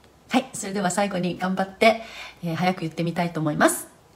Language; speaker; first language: Japanese; early bilingual, heritage; Japanese